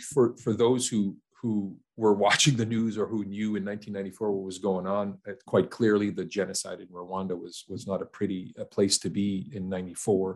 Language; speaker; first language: English; native; English